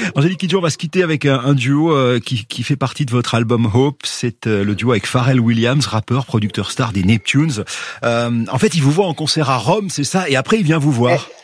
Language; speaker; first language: French; native; French